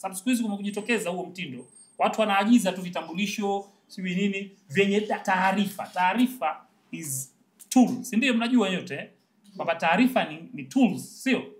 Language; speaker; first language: Swahili; native; Swahili